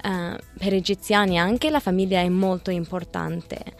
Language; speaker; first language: Italian; non-native, learner; Arabic